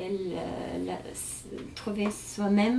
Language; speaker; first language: French; non-native, learner; Russian